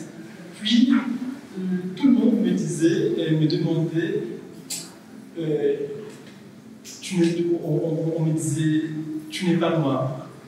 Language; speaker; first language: French; non-native, fluent; Portuguese